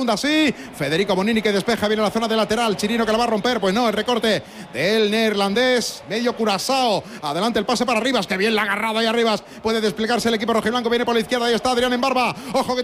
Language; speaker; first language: Spanish; native; Spanish